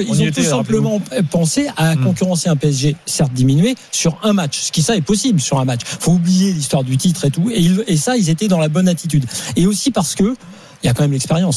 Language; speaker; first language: French; native; French